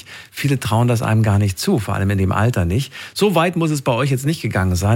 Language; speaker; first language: German; native; German